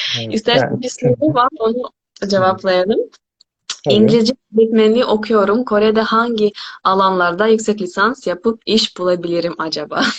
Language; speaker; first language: Turkish; non-native, fluent; Korean